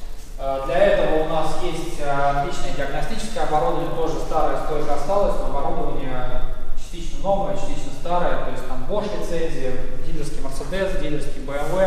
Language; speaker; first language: Russian; native; Russian